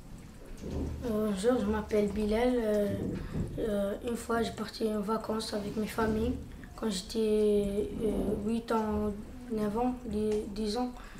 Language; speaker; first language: French; non-native, learner; Arabic